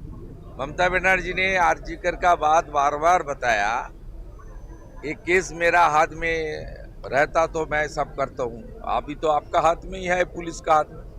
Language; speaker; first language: Hindi; non-native, local second language; Bangla